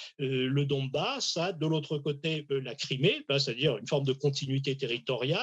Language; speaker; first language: French; native; French